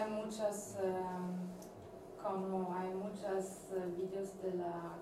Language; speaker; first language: Spanish; non-native, learner; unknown